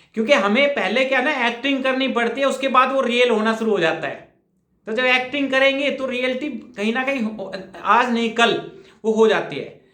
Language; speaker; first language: Hindi; native; Hindi